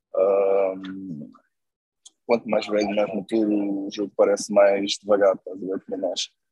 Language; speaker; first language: Portuguese; non-native, local second language; Kabuverdianu